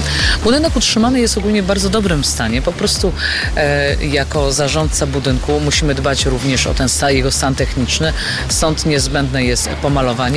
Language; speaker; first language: Polish; native; Polish